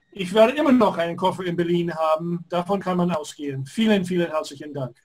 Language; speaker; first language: German; non-native, fluent; English